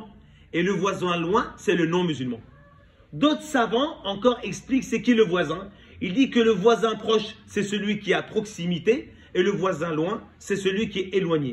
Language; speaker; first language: French; native; French